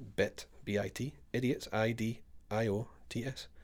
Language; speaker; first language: English; native; English